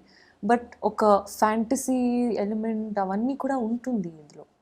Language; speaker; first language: Telugu; non-native, fluent; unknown